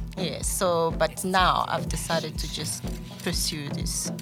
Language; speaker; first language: English; non-native, fluent; Portuguese